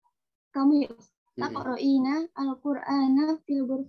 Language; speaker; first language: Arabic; non-native, learner; Indonesian